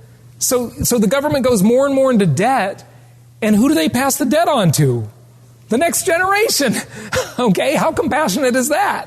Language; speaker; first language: English; native; English